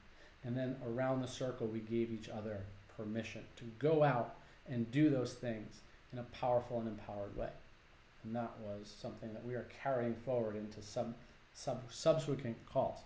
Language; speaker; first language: English; native; English